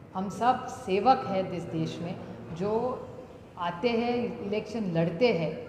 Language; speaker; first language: Hindi; non-native, local second language; Marathi